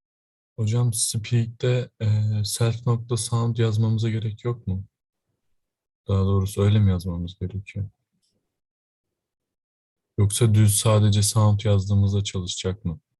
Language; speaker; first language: Turkish; native; Turkish